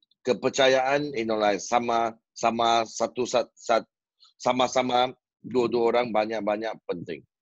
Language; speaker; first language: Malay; non-native, local second language; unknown